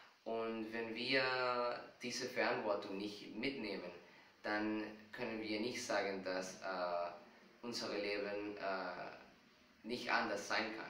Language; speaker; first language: German; non-native, fluent; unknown